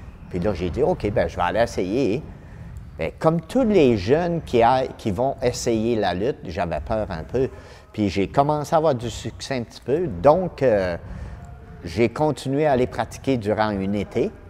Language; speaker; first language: French; native; French